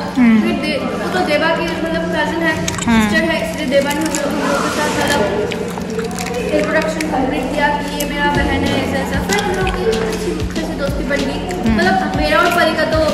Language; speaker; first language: Hindi; non-native, local second language; Bangla